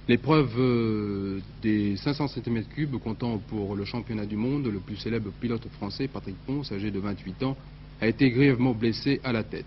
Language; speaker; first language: French; native; French